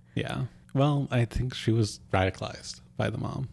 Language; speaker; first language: English; native; English